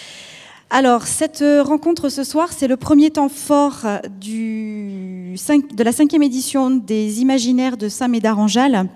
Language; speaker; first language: French; native; French